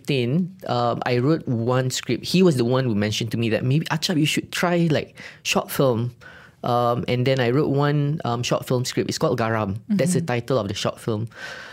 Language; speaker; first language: English; non-native, local second language; Malay